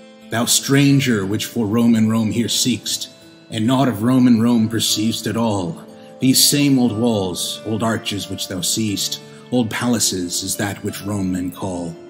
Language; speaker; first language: English; native; English